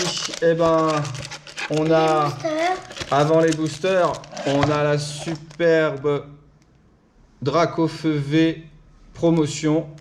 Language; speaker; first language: French; native; French